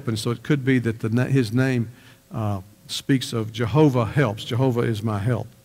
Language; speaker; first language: English; native; English